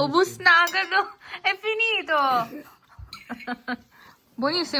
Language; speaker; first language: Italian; non-native, fluent; Filipino